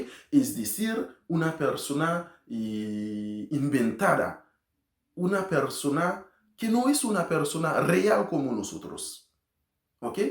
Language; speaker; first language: Spanish; non-native, learner; Haitian Creole